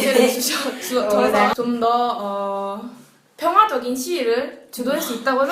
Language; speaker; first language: Korean; native; Korean